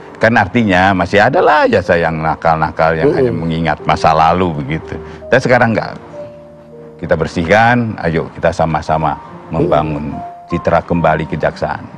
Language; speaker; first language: Indonesian; native; Indonesian